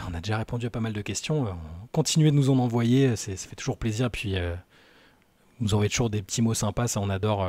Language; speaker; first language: French; native; French